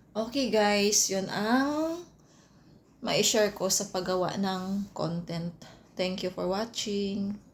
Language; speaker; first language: Filipino; non-native, local second language; Cebuano